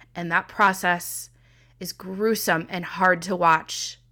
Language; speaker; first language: English; native; English